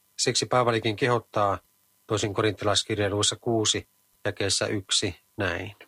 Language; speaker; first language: Finnish; native; Finnish